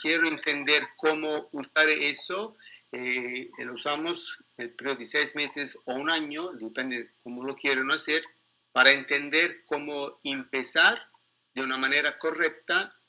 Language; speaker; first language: Spanish; non-native, learner; Italian